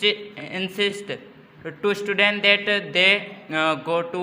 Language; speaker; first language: English; non-native, learner; Hindi